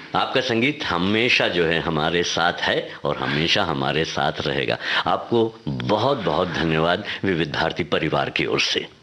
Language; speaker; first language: Hindi; native; Hindi